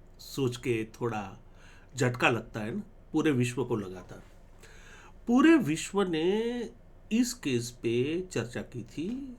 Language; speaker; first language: Hindi; non-native, local second language; Gujarati